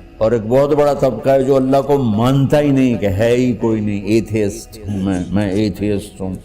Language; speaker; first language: Urdu; non-native, local second language; Punjabi